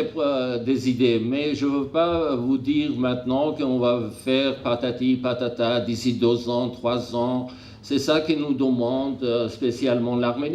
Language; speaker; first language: French; non-native, learner; Armenian